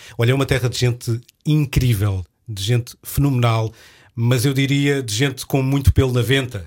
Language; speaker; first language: Portuguese; native; Portuguese